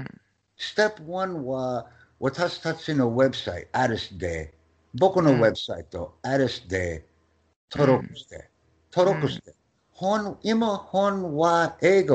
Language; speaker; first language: Japanese; non-native, learner; English